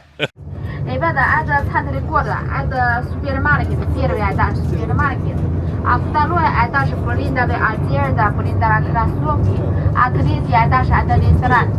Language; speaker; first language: Russian; non-native, learner; Chinese